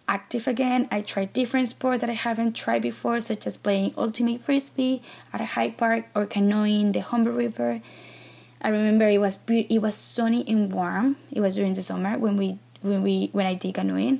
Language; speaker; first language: English; non-native, fluent; Spanish